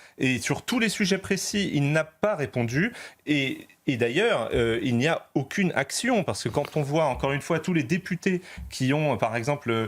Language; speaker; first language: French; native; French